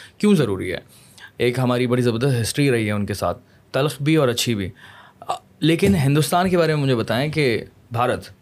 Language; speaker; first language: Urdu; native; Urdu